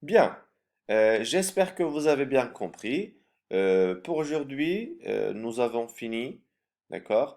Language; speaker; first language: French; non-native, fluent; Turkish